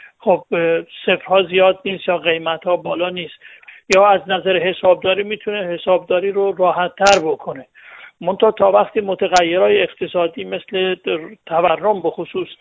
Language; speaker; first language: Persian; native; Persian